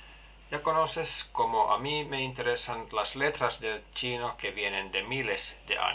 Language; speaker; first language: Spanish; non-native, fluent; Finnish